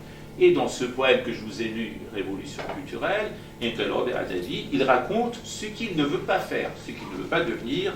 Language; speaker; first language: French; non-native, fluent; Persian